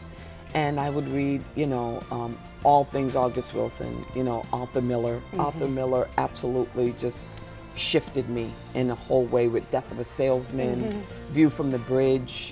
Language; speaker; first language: English; native; English